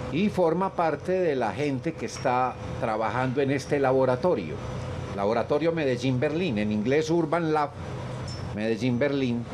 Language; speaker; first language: Spanish; native; Spanish